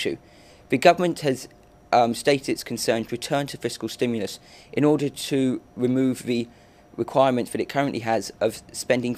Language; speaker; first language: English; native; English